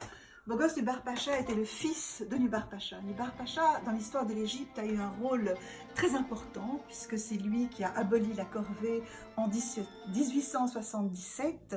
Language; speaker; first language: French; native; French